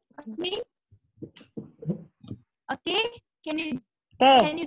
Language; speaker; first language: English; non-native, learner; Indonesian